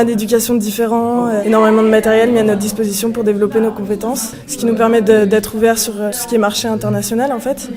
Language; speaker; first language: French; native; French